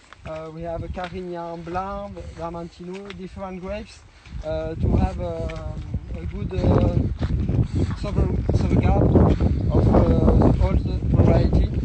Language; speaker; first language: English; non-native, learner; French